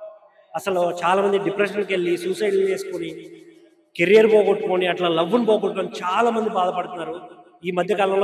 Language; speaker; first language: Telugu; native; Telugu